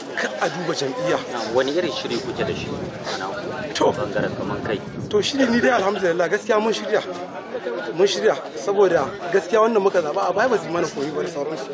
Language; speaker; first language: Hausa; native; Hausa